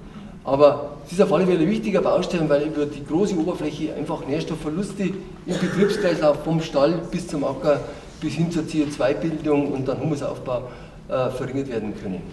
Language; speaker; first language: German; native; German